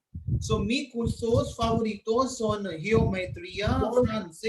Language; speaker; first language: Spanish; non-native, fluent; Hindi